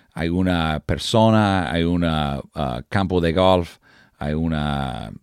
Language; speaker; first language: Spanish; non-native, learner; English